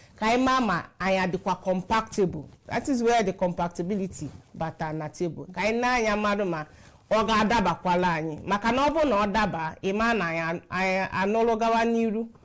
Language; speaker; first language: Igbo; native; Igbo